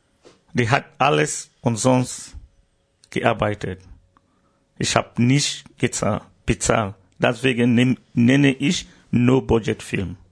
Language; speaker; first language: German; non-native, learner; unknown